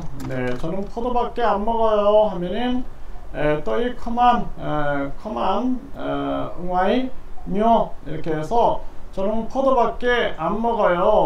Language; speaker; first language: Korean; non-native, fluent; Vietnamese